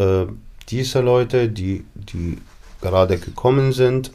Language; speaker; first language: German; non-native, fluent; Arabic